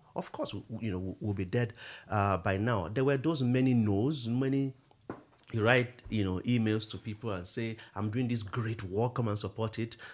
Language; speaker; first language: English; non-native, local second language; Yoruba